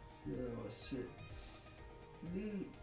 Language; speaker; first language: Japanese; non-native, learner; English